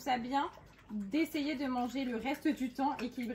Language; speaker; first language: French; native; French